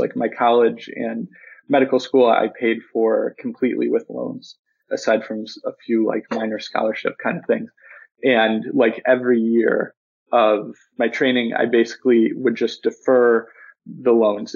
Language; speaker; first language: English; native; English